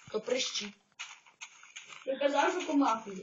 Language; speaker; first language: Ukrainian; native; Ukrainian